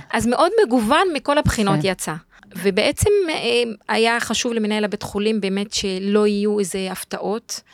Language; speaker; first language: Hebrew; non-native, local second language; Arabic